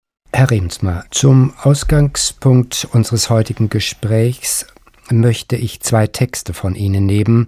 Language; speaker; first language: German; native; German